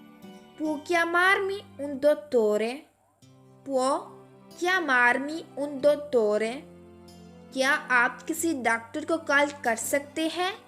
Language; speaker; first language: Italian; non-native, fluent; Urdu